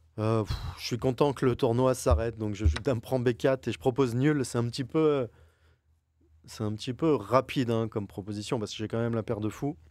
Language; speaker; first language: French; native; French